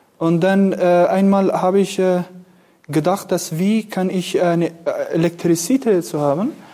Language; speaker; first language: German; non-native, learner; Kurdish